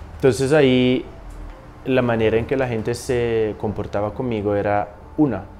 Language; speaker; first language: Spanish; non-native, fluent; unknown